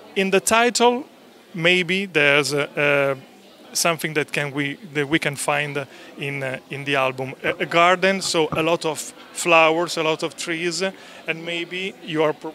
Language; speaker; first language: English; non-native, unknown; Italian